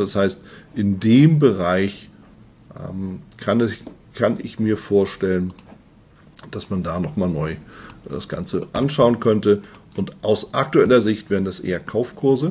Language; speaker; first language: German; native; German